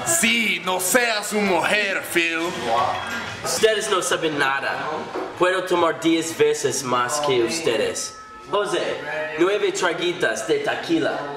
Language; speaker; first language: Spanish; non-native, learner; English